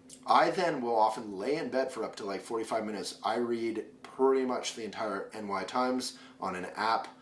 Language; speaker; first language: English; native; English